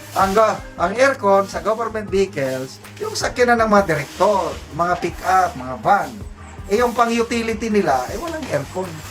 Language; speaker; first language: Filipino; non-native, local second language; Cebuano